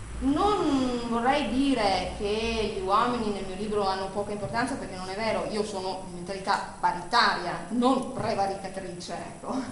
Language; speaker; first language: Italian; early bilingual, heritage; Italian